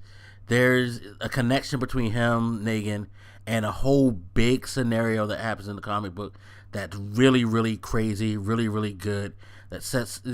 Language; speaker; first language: English; native; English